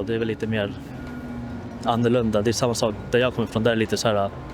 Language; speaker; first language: Swedish; native; Swedish